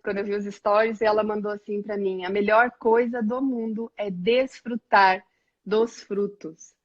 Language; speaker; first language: Portuguese; native; Portuguese